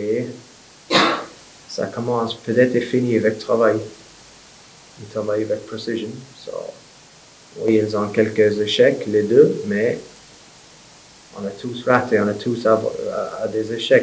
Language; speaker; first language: French; non-native, fluent; English